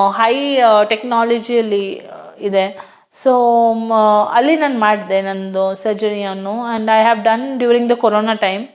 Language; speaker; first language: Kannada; non-native, local second language; Hindi